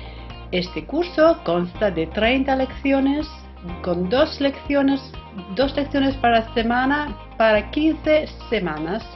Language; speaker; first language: Spanish; non-native, fluent; Italian